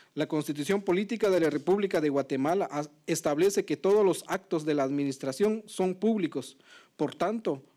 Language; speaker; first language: Spanish; non-native, local second language; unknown